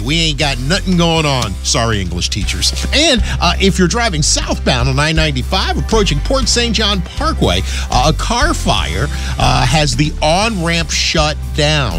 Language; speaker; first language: English; native; English